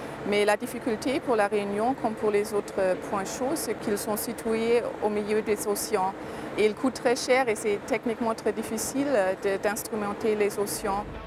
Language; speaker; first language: French; non-native, fluent; German